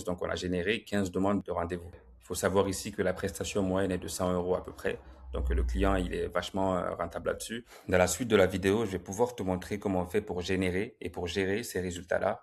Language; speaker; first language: French; native; French